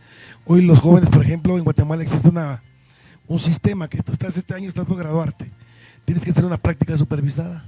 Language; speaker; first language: Spanish; native; Spanish